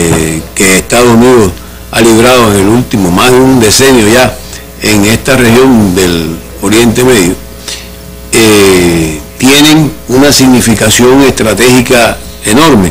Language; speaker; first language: Spanish; native; Spanish